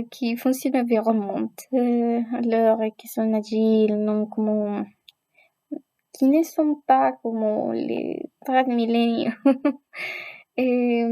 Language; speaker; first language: French; non-native, learner; Spanish